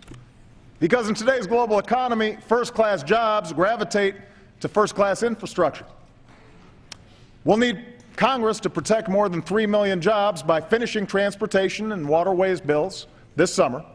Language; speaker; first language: English; native; English